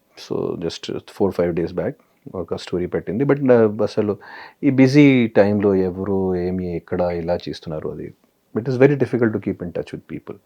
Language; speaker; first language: Telugu; non-native, fluent; Hindi